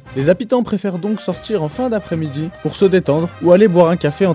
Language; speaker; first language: French; native; French